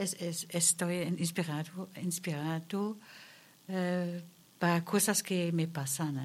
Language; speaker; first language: Spanish; non-native, learner; German